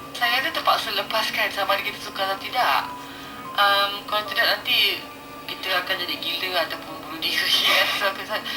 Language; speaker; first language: Malay; native; Malay